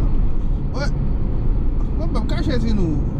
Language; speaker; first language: French; non-native, learner; Haitian Creole